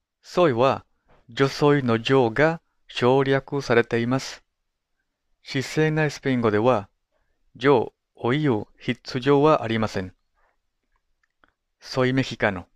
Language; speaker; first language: Japanese; non-native, fluent; Spanish